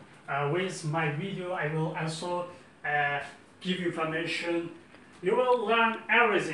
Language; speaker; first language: English; non-native, learner; Azerbaijani